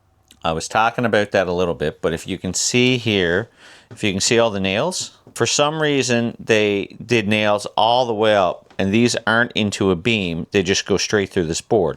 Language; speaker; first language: English; native; English